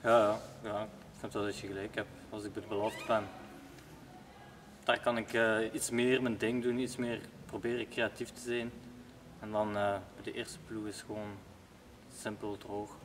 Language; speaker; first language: Dutch; native; Dutch